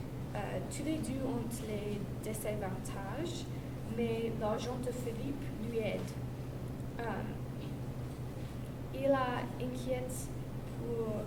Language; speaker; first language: French; non-native, learner; English